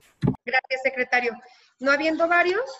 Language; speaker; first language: Spanish; native; Spanish